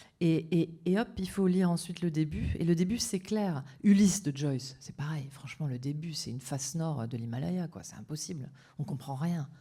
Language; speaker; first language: French; native; French